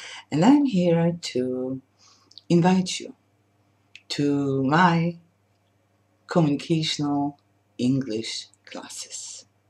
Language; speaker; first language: English; non-native, fluent; Polish